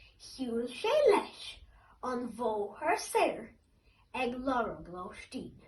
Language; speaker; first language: Irish; native; Irish